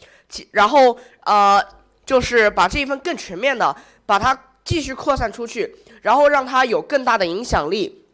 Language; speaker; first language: Chinese; native; Chinese